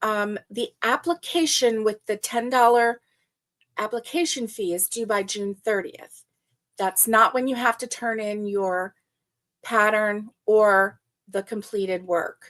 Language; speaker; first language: English; native; English